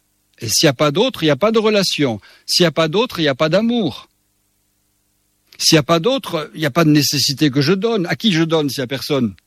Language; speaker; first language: French; native; French